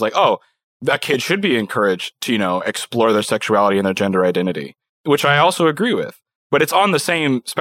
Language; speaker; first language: English; native; English